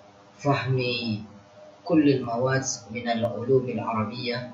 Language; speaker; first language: Arabic; non-native, fluent; Indonesian